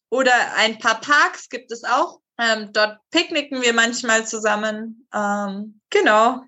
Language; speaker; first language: German; native; German